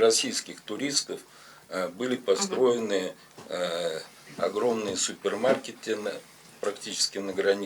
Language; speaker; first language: Russian; native; Russian